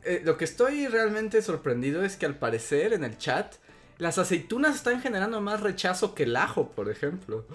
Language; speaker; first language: Spanish; native; Spanish